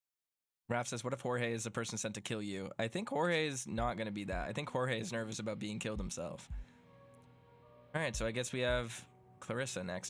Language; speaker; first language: English; native; English